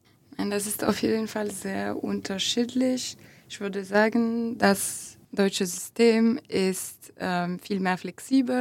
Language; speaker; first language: German; non-native, fluent; French